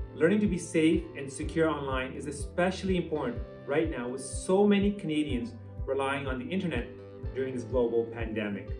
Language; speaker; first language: English; native; English